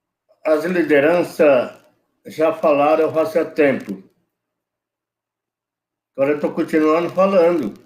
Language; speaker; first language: Portuguese; non-native, local second language; Yanomámi